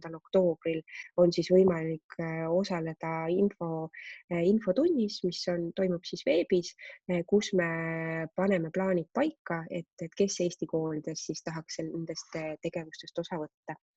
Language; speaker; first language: Estonian; native; Estonian